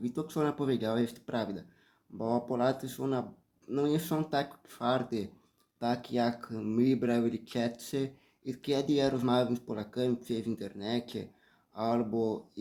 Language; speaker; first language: Polish; early bilingual, heritage; Portuguese